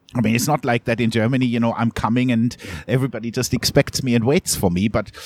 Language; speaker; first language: English; non-native, fluent; German